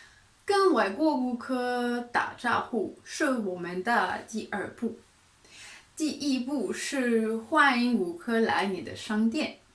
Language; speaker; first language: Chinese; non-native, fluent; French